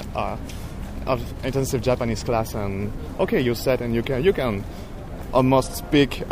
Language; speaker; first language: English; non-native, fluent; French